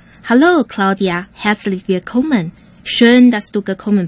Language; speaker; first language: German; non-native, fluent; Chinese